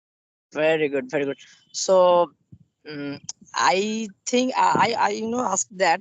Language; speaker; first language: English; non-native, learner; Bangla